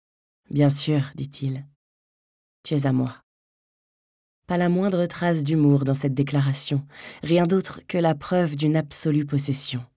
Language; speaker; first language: French; native; French